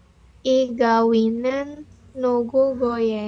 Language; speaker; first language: Korean; non-native, learner; Indonesian